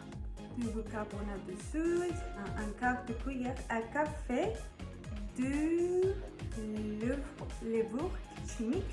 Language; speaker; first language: French; non-native, learner; Spanish